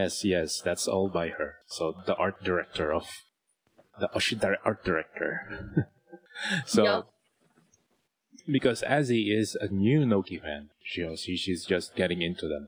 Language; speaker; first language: English; non-native, local second language; Filipino